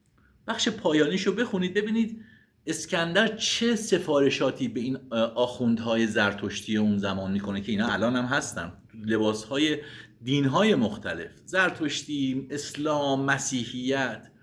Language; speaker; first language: Persian; native; Persian